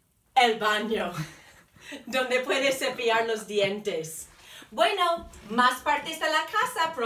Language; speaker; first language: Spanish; non-native, fluent; English